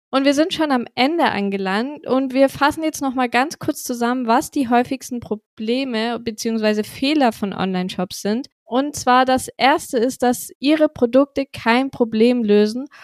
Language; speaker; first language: German; native; German